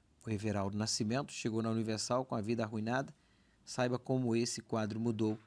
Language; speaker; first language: Portuguese; native; Portuguese